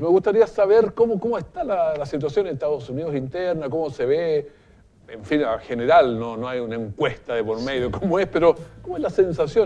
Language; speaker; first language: Spanish; native; Spanish